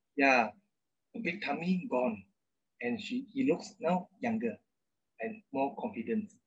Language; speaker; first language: English; non-native, local second language; Chinese